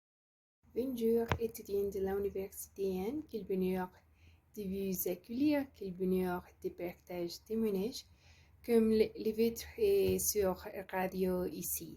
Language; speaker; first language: French; non-native, learner; Spanish